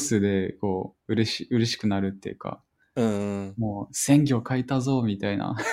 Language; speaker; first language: Japanese; non-native, fluent; French